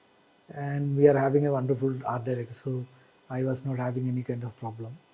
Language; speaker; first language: Telugu; non-native, learner; Malayalam